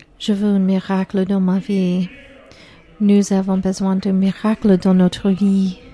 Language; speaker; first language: French; non-native, learner; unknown